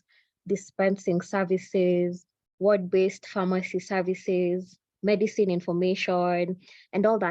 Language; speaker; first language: English; non-native, local second language; Swahili